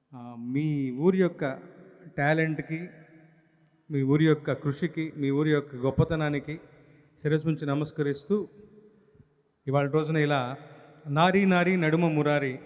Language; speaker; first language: Telugu; native; Telugu